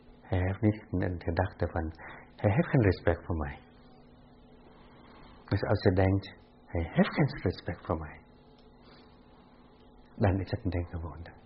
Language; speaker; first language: Dutch; non-native, fluent; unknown